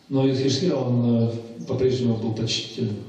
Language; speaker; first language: Russian; native; Russian